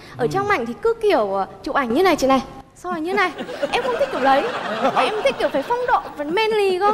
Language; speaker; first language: Vietnamese; native; Vietnamese